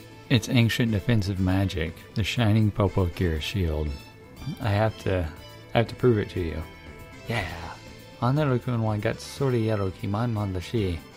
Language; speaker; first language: English; native; English